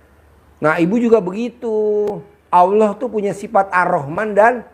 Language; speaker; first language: Indonesian; native; Indonesian